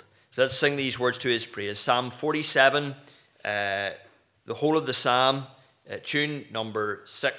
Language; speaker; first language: English; native; English